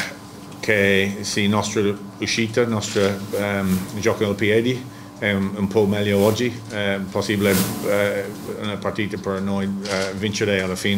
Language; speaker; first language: Italian; non-native, learner; English